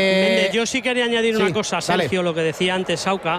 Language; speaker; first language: Spanish; native; Spanish